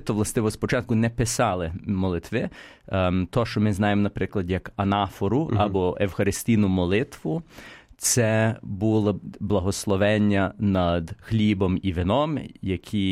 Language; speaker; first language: Ukrainian; early bilingual, heritage; Ukrainian